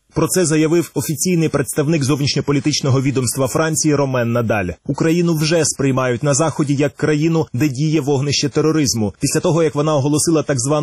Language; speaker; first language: Ukrainian; native; Ukrainian